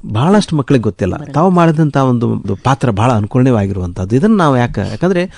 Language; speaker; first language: Kannada; native; Kannada